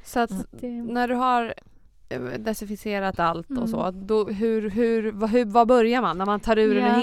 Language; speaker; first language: Swedish; native; Swedish